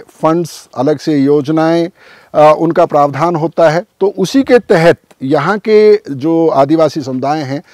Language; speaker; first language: Hindi; native; Hindi